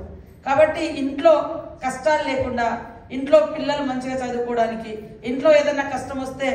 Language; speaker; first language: Telugu; native; Telugu